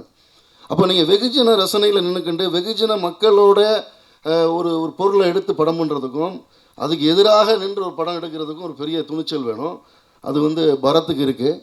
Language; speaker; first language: Tamil; native; Tamil